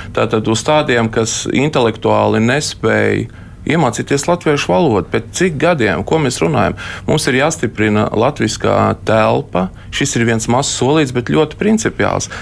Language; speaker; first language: Latvian; native; Latvian